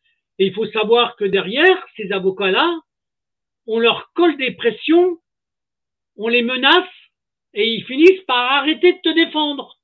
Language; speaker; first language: French; native; French